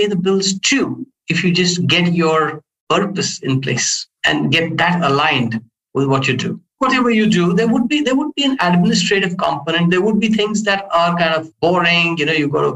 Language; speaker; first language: English; non-native, local second language; Hindi